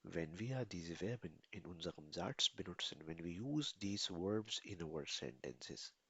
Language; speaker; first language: German; non-native, fluent; Hindi